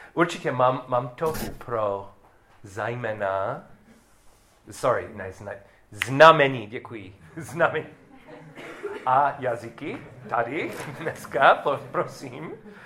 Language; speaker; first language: Czech; non-native, learner; English